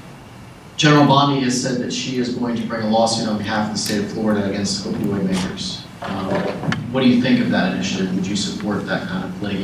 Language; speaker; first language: English; native; English